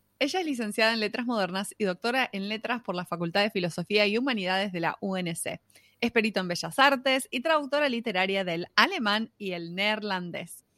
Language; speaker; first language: Spanish; native; Spanish